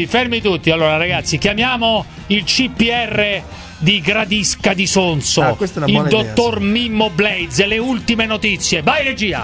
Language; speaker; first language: Italian; native; Italian